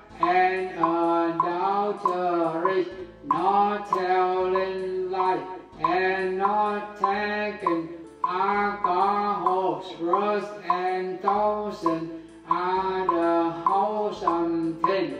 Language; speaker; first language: English; non-native, fluent; Vietnamese